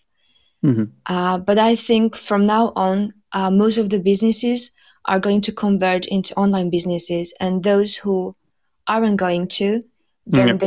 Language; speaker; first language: English; non-native, fluent; Slovak